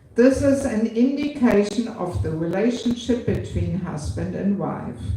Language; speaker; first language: English; non-native, fluent; German